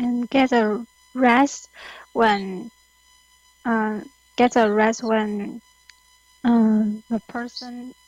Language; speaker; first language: English; non-native, learner; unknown